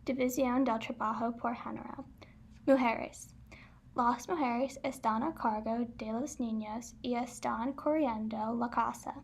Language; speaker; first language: Spanish; non-native, learner; English